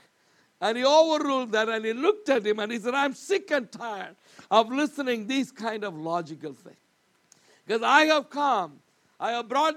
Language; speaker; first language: English; non-native, local second language; Malayalam